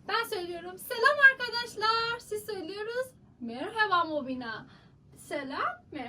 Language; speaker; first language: Turkish; non-native, learner; Persian